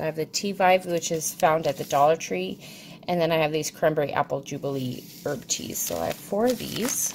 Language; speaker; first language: English; native; English